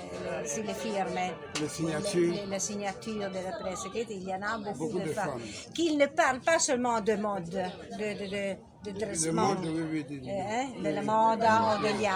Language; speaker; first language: French; non-native, learner; Italian